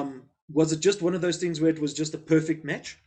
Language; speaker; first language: English; native; English